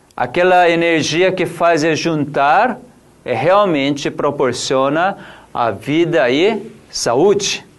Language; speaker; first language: Portuguese; non-native, fluent; Korean